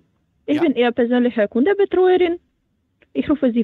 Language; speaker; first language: German; non-native, learner; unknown